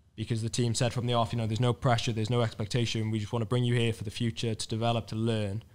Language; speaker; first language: English; native; English